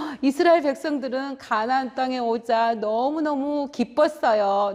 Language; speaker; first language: Korean; native; Korean